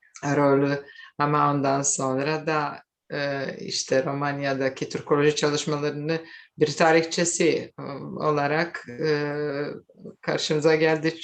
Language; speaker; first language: Turkish; non-native, fluent; Serbian